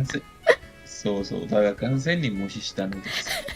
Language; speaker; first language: Japanese; non-native, fluent; Spanish